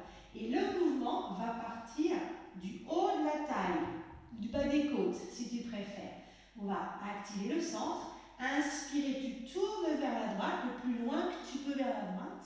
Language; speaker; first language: French; native; French